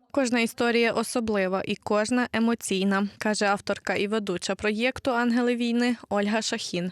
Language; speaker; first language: Ukrainian; native; Ukrainian